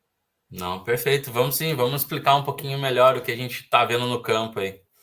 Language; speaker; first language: Portuguese; native; Portuguese